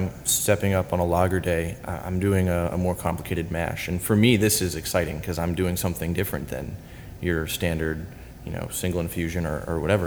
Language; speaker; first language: English; native; English